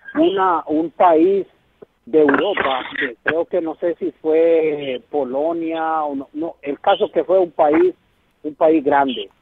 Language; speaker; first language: Spanish; native; Spanish